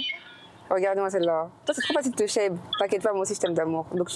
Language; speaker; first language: French; native; French